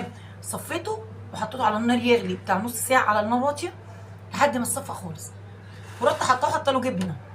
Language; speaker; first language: Arabic; native; Arabic